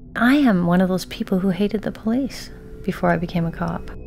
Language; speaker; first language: English; native; English